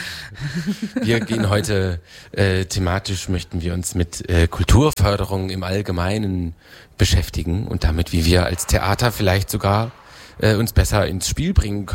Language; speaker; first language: German; native; German